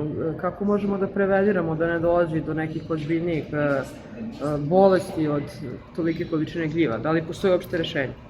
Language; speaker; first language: Bosnian; native; Bosnian